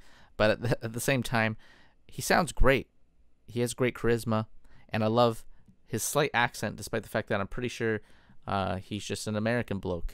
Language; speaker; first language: English; native; English